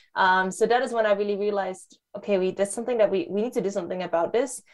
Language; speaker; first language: English; non-native, fluent; Dutch